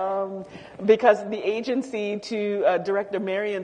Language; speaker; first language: English; native; English